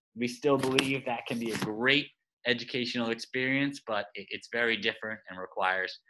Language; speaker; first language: English; native; English